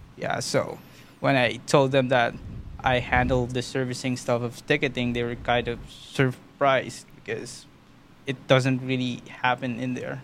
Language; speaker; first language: English; non-native, local second language; Filipino